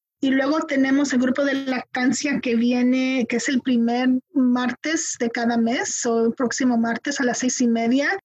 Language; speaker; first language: Spanish; early bilingual, heritage; Spanish